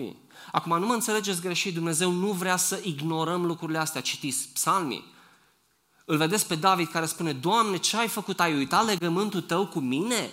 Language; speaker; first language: Romanian; native; Romanian